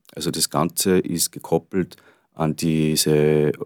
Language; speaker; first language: German; native; German